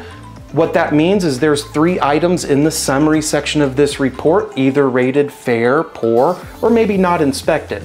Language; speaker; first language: English; native; English